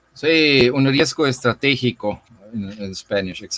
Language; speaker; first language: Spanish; non-native, fluent; German